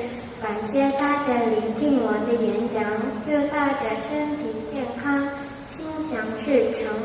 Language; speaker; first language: Chinese; non-native, learner; Korean